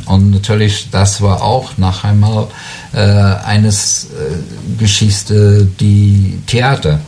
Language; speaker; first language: German; non-native, learner; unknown